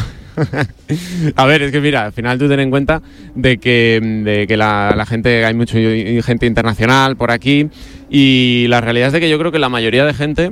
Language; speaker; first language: Spanish; native; Spanish